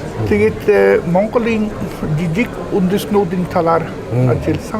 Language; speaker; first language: Mongolian; non-native, fluent; Swedish